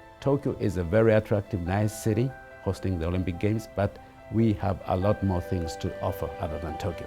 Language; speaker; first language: English; non-native, fluent; Japanese